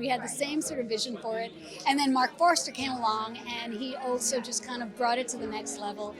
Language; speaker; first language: English; native; English